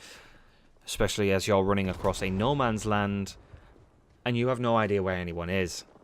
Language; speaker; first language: English; native; English